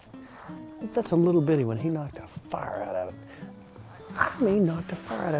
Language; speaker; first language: English; native; English